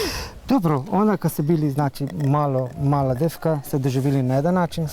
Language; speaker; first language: Bosnian; native; Bosnian